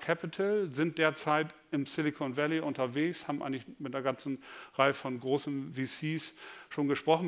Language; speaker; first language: German; native; German